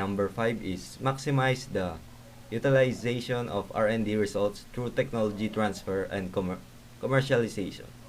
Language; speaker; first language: English; non-native, local second language; Filipino